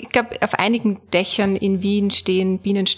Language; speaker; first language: German; native; German